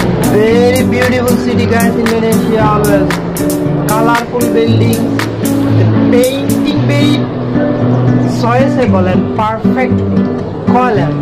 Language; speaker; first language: English; non-native, learner; Bangla